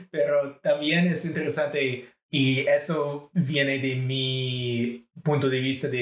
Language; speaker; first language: Spanish; non-native, fluent; English